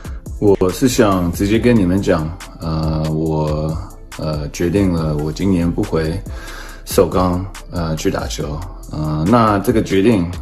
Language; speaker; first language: Chinese; early bilingual, heritage; English